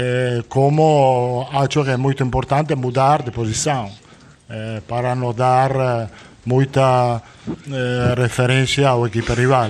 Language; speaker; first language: Portuguese; non-native, fluent; Italian